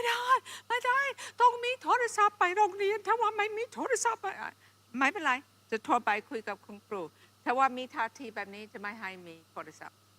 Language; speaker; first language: Thai; non-native, fluent; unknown